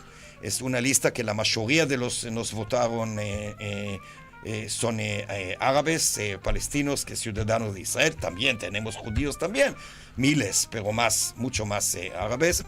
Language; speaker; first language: Spanish; non-native, fluent; Hebrew